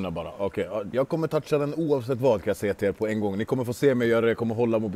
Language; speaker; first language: Swedish; native; Swedish